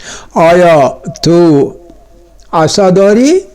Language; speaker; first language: Persian; non-native, fluent; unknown